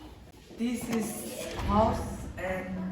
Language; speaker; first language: English; non-native, learner; Mongolian